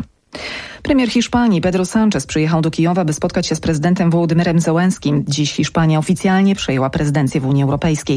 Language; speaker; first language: Polish; native; Polish